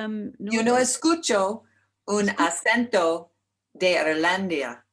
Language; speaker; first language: Spanish; non-native, learner; English